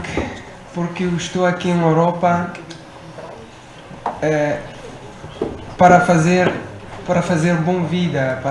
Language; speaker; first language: Portuguese; non-native, learner; Arabic